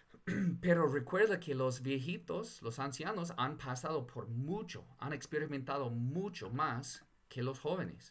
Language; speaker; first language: Spanish; non-native, fluent; English